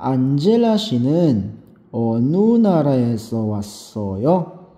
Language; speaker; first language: Korean; non-native, fluent; Filipino